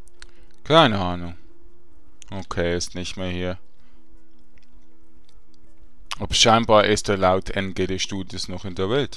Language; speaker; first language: German; native; German